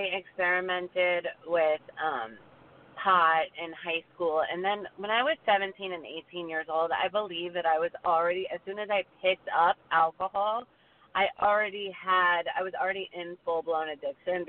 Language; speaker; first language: English; native; English